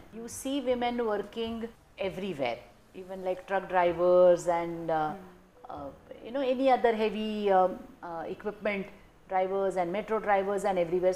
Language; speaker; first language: English; non-native, local second language; Marathi